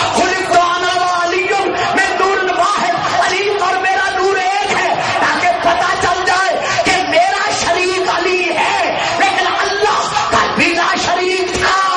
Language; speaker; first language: Urdu; non-native, local second language; Punjabi